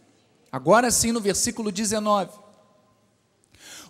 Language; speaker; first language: Portuguese; native; Portuguese